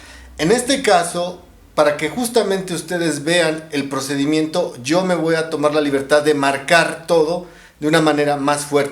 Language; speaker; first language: Spanish; native; Spanish